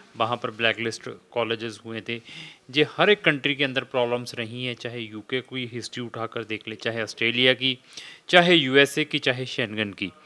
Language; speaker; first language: Hindi; non-native, local second language; Punjabi